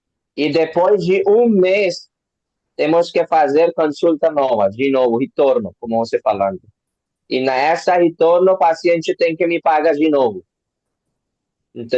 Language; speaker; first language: Portuguese; non-native, learner; Hindi